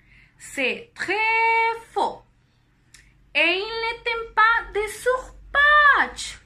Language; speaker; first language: French; non-native, learner; Spanish